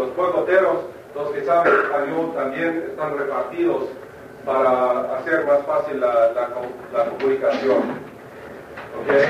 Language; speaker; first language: Spanish; non-native, fluent; English